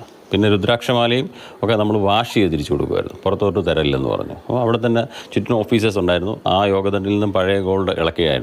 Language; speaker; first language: Malayalam; native; Malayalam